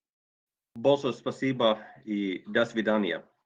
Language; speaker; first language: Russian; non-native, learner; Finnish